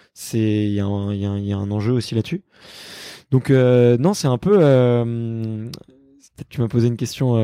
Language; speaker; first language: French; native; French